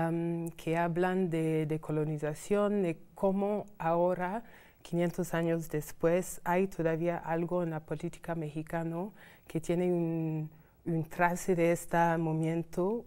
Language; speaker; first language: Spanish; non-native, fluent; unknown